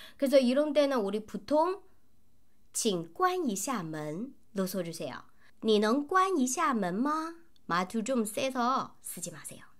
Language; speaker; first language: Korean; non-native, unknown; Chinese